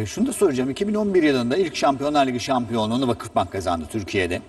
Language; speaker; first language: Turkish; native; Turkish